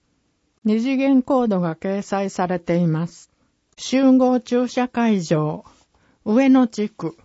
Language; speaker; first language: Japanese; native; Japanese